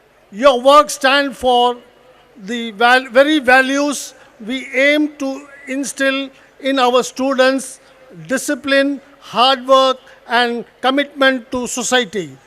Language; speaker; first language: English; non-native, local second language; Tamil